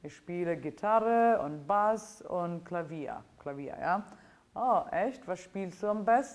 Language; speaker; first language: German; non-native, fluent; Italian